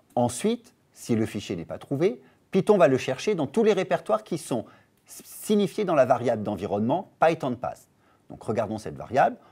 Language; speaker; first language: French; native; French